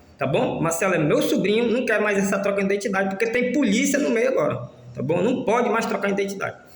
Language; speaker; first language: Portuguese; native; Portuguese